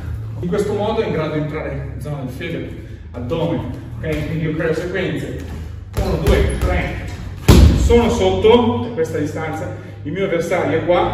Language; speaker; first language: Italian; native; Italian